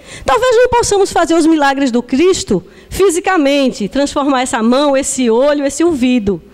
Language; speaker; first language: Portuguese; native; Portuguese